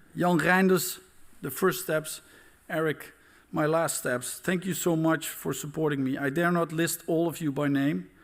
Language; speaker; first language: English; non-native, fluent; Dutch